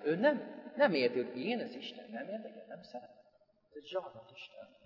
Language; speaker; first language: Hungarian; non-native, fluent; English